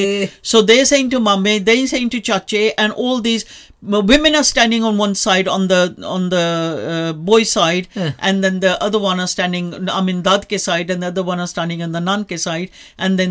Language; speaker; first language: English; non-native, local second language; Punjabi